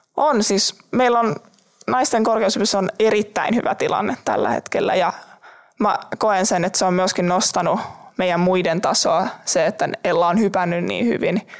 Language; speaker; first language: Finnish; native; Finnish